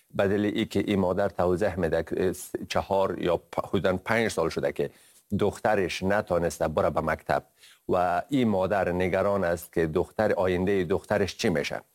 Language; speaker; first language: Persian; native; Persian